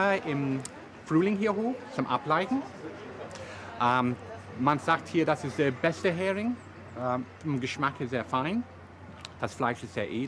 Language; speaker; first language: German; non-native, fluent; English